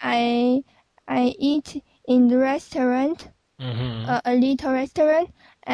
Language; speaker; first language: English; non-native, learner; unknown